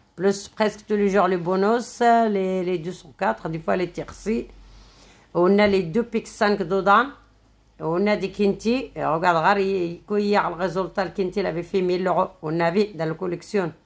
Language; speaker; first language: French; non-native, local second language; Arabic